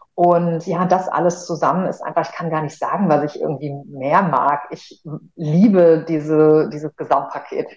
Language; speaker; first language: German; native; German